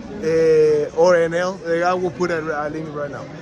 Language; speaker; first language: English; non-native, fluent; Spanish